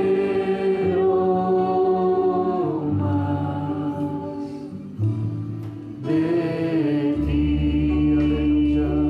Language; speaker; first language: Spanish; native; Spanish